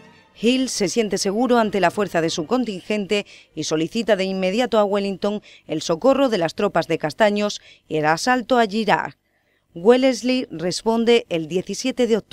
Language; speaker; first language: Spanish; native; Spanish